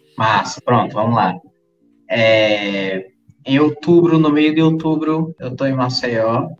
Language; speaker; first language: Portuguese; native; Portuguese